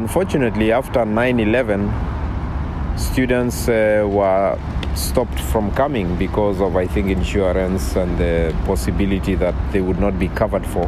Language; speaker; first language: English; non-native, local second language; Masai